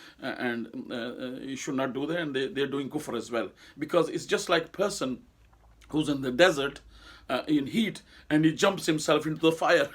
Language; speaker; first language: English; non-native, local second language; Urdu